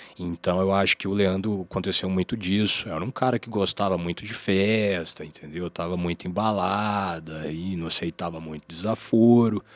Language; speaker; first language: Portuguese; native; Portuguese